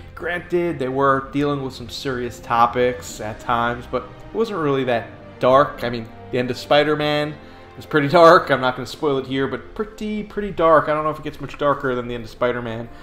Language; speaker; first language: English; native; English